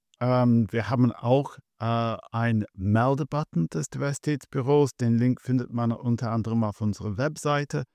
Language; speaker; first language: German; non-native, fluent; English